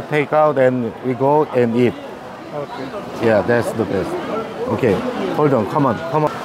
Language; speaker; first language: English; non-native, learner; Korean